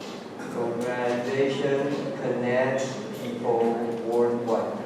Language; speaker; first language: English; non-native, learner; Chinese